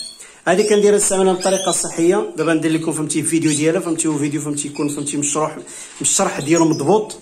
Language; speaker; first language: Arabic; native; Arabic